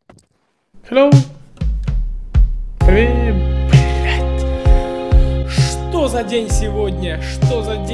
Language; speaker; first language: Russian; native; Russian